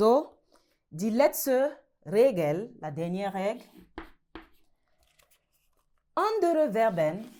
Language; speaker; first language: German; non-native, learner; French